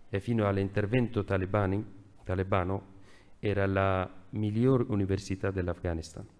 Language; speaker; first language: Italian; non-native, fluent; Persian